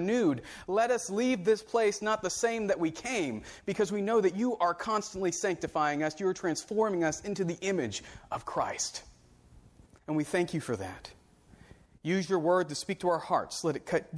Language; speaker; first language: English; native; English